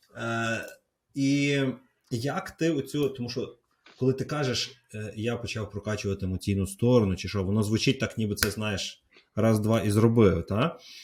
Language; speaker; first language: Ukrainian; native; Ukrainian